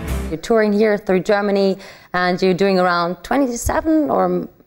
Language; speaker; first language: English; non-native, fluent; German